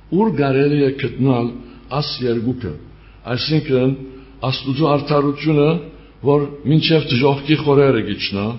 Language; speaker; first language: Armenian; early bilingual, heritage; Armenian